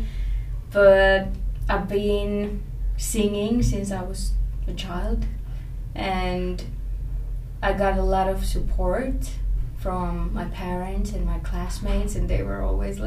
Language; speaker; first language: English; non-native, fluent; Finnish